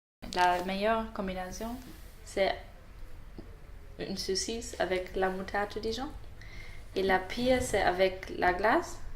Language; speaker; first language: French; non-native, learner; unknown